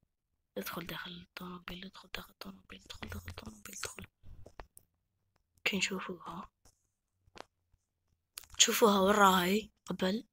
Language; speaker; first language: Arabic; native; Arabic